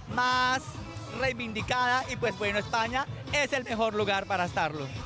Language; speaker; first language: Spanish; native; Spanish